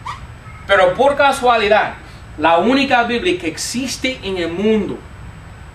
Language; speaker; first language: Spanish; non-native, fluent; English